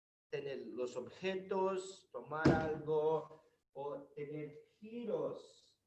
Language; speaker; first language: Spanish; non-native, fluent; Portuguese